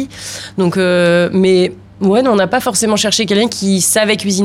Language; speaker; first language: French; native; French